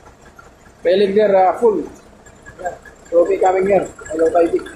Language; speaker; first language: English; non-native, learner; Filipino